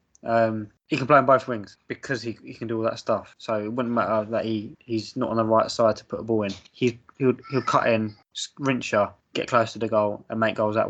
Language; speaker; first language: English; native; English